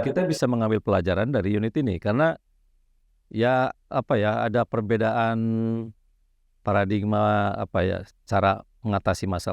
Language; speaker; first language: Indonesian; native; Indonesian